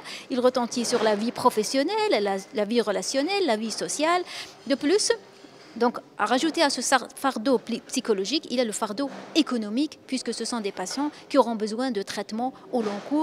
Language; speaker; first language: French; non-native, local second language; Arabic